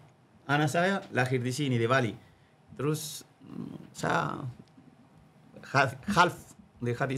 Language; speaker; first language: Indonesian; non-native, learner; Spanish